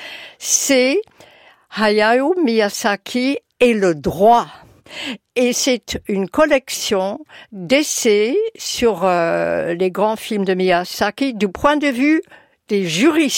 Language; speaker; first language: French; non-native, fluent; English